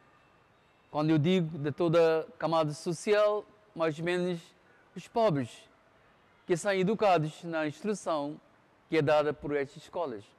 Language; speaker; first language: Portuguese; non-native, local second language; Konkani